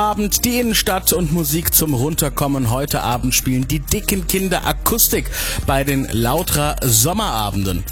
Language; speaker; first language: German; native; German